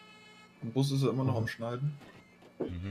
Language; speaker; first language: German; native; German